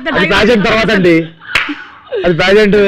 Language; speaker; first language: Telugu; native; Telugu